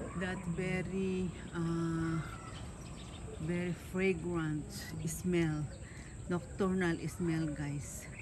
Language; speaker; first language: English; non-native, local second language; Filipino